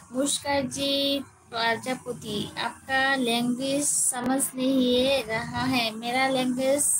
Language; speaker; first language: Hindi; non-native, local second language; Bangla